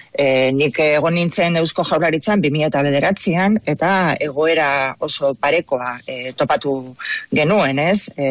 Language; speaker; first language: Basque; non-native, local second language; Spanish